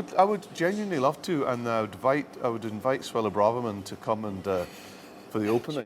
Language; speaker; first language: English; early bilingual, other home language; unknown